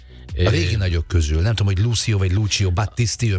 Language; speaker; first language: Hungarian; native; Hungarian